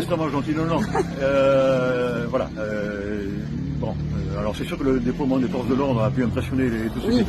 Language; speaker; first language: French; native; French